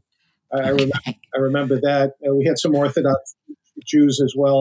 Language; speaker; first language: English; native; English